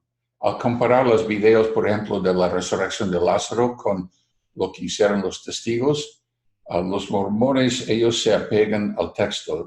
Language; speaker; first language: Spanish; non-native, fluent; English